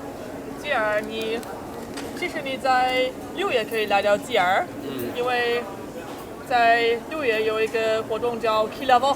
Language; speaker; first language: Chinese; non-native, fluent; German